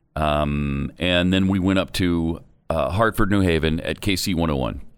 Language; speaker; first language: English; native; English